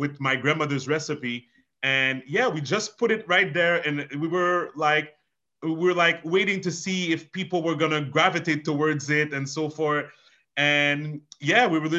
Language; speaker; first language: English; non-native, fluent; French